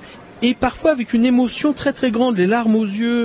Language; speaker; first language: French; native; French